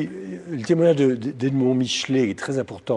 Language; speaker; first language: French; native; French